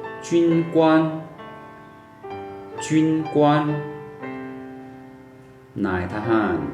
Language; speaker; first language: Chinese; non-native, fluent; Lao